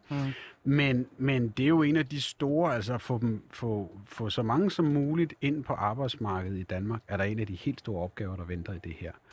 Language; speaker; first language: Danish; native; Danish